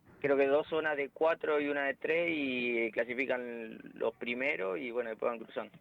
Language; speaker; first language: Spanish; native; Spanish